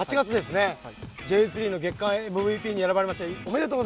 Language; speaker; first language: Japanese; native; Japanese